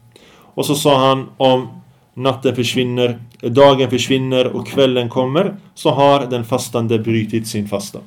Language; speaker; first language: Swedish; early bilingual, other home language; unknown